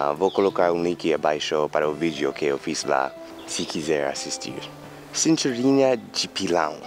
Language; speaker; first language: Portuguese; non-native, fluent; English